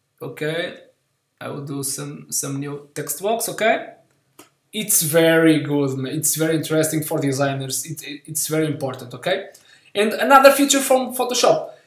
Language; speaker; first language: English; non-native, learner; Portuguese